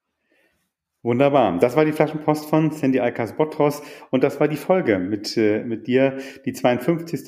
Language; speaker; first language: German; native; German